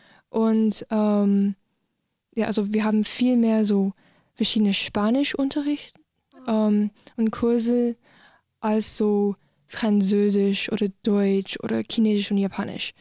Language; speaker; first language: German; non-native, learner; English